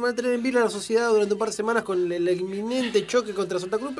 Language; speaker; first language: Spanish; native; Spanish